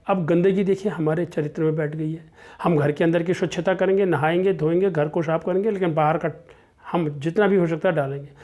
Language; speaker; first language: Hindi; non-native, local second language; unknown